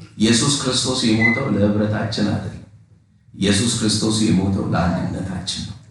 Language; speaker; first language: Amharic; non-native, local second language; Oromo